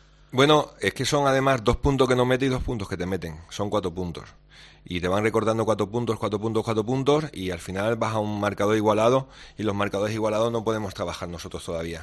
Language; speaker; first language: Spanish; native; Spanish